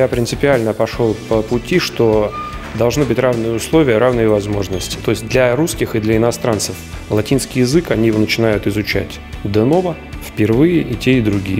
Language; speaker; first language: Russian; native; Russian